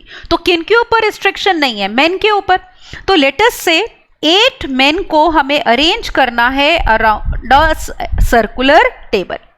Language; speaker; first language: Hindi; native; Hindi